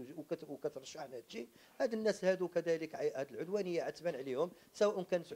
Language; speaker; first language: Arabic; native; Arabic